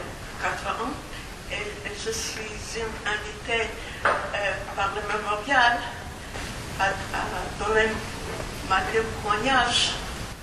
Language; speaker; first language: French; non-native, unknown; Polish